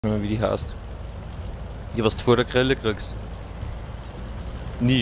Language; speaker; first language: German; native; German